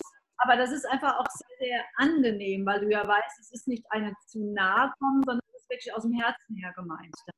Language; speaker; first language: German; native; German